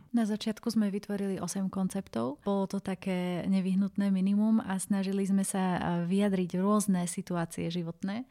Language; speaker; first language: Slovak; native; Slovak